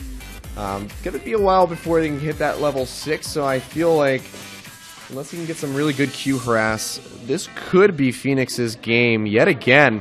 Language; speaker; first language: English; native; English